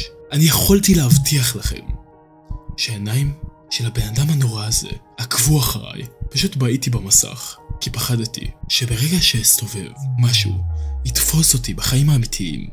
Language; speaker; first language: Hebrew; native; Hebrew